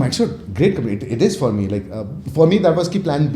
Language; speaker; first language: English; non-native, local second language; Hindi